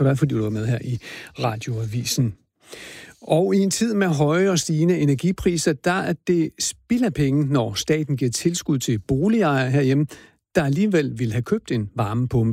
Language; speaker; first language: Danish; native; Danish